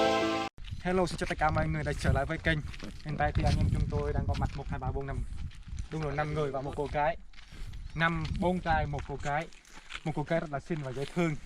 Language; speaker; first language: Vietnamese; non-native, local second language; Jarai